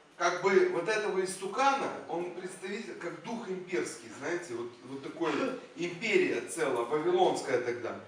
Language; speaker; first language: Russian; non-native, local second language; Ukrainian